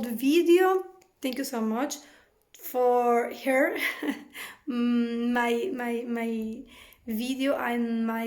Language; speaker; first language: English; non-native, fluent; Spanish